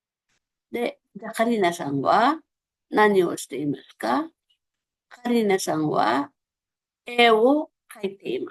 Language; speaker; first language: Japanese; non-native, fluent; Filipino